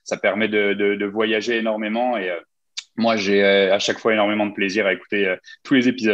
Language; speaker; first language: French; native; French